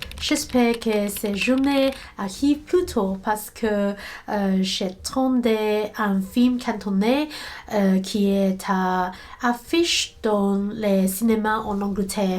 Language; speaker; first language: French; non-native, learner; Cantonese